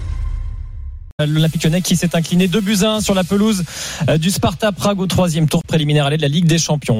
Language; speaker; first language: French; native; French